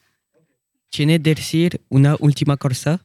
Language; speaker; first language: Spanish; non-native, learner; French